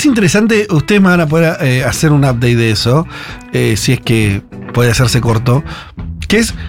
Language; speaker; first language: Spanish; native; Spanish